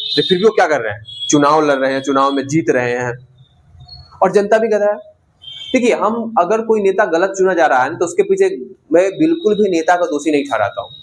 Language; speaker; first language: Hindi; native; Hindi